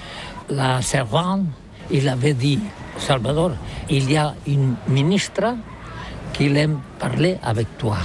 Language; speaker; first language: French; non-native, learner; Catalan